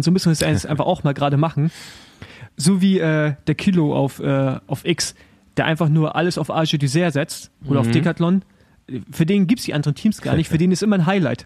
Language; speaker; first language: German; native; German